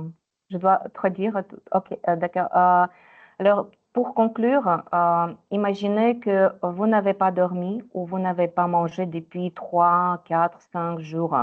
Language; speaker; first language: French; non-native, fluent; Ukrainian